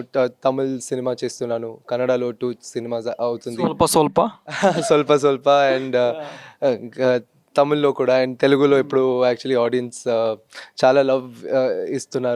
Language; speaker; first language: Telugu; non-native, local second language; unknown